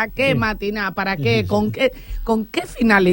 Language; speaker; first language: Catalan; non-native, local second language; Spanish